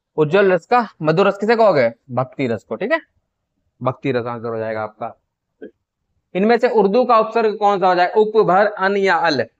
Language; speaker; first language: Hindi; native; Hindi